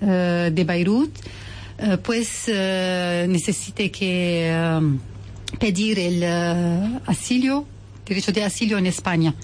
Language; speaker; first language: Spanish; non-native, learner; Arabic